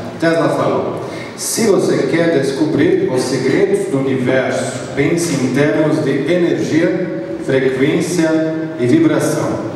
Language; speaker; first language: Portuguese; non-native, fluent; Serbian